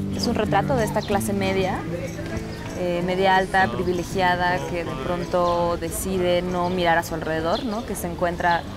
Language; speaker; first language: Spanish; native; Spanish